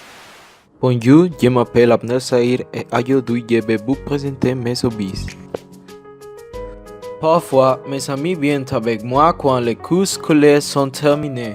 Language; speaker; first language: French; non-native, learner; Spanish